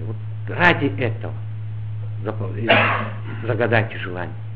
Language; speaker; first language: Russian; native; Russian